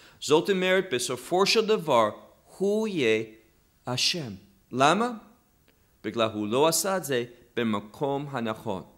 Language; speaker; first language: Hebrew; non-native, fluent; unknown